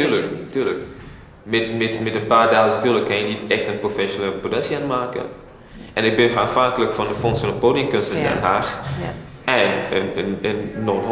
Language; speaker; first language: Dutch; non-native, fluent; English